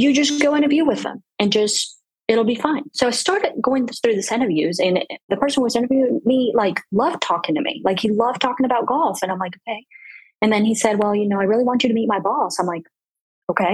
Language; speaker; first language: English; non-native, fluent; Spanish